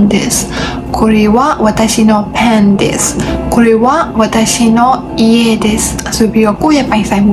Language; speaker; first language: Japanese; non-native, fluent; Burmese